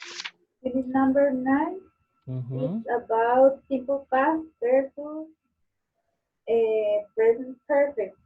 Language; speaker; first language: English; non-native, learner; Spanish